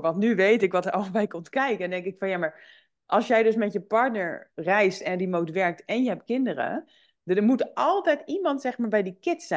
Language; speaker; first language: Dutch; native; Dutch